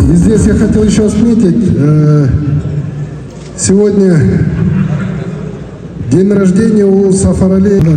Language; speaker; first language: Russian; non-native, local second language; Kyrgyz